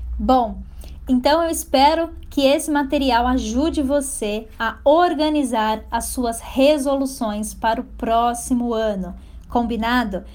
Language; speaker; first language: Portuguese; native; Portuguese